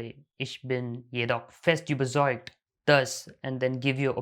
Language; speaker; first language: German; non-native, fluent; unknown